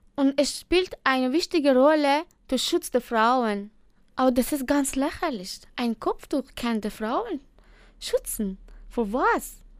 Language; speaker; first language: German; non-native, learner; Persian